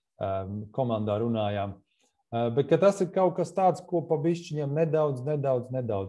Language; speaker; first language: Latvian; native; Latvian